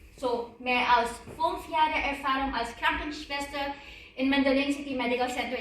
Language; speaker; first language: German; non-native, learner; Filipino